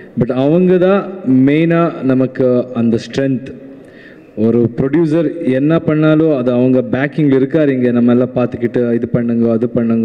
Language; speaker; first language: Tamil; non-native, fluent; Kannada